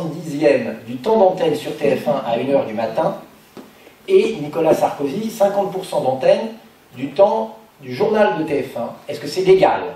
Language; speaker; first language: French; native; French